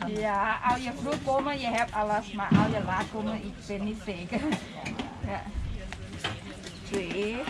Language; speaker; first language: Dutch; non-native, learner; Thai